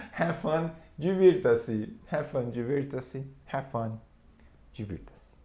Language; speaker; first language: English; non-native, fluent; Portuguese